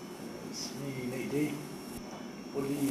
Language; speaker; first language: Turkish; non-native, fluent; Arabic